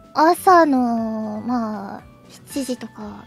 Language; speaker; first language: Japanese; native; Japanese